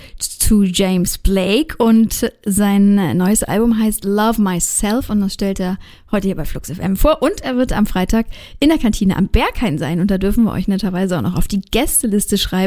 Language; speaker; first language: German; native; German